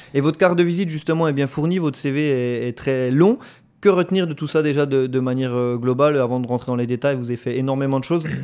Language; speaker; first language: French; native; French